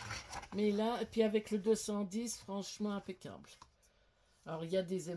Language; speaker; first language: French; native; French